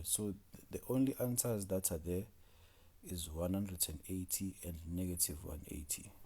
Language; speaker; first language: English; non-native, local second language; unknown